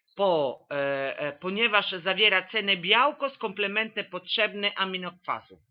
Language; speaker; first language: Polish; non-native, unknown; Italian